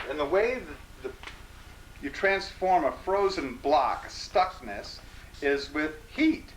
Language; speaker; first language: English; native; English